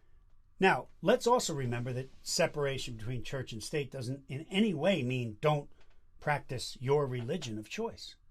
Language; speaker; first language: English; native; English